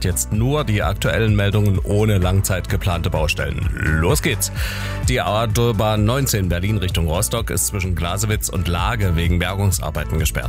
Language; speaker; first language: German; native; German